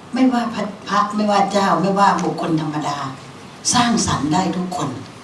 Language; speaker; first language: Thai; native; Thai